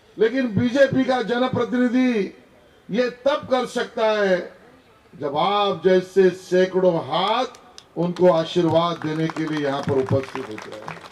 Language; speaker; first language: Hindi; non-native, local second language; Marathi